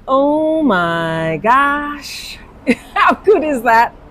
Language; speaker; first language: English; native; English